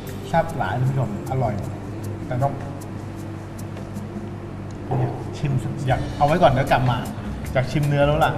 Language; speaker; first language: Thai; native; Thai